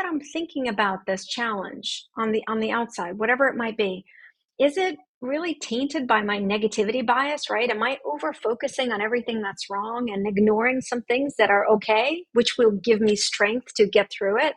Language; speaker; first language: English; early bilingual, other home language; Russian